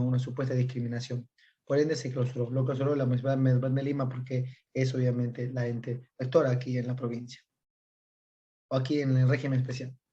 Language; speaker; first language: Spanish; native; Spanish